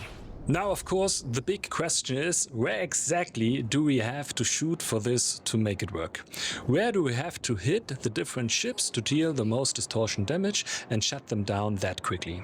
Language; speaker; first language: English; non-native, fluent; German